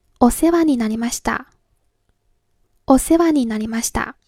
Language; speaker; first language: Japanese; non-native, fluent; Chinese